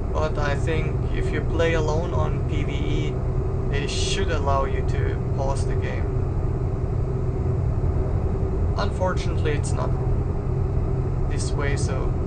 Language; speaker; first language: English; non-native, fluent; German